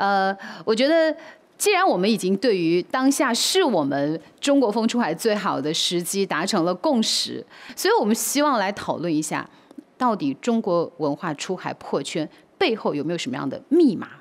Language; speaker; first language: Chinese; native; Chinese